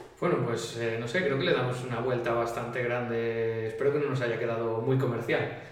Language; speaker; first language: Spanish; native; Spanish